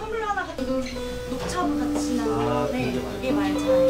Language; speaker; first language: Korean; native; Korean